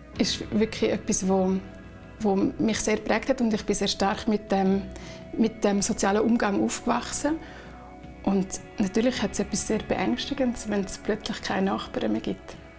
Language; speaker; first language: German; non-native, local second language; Romansh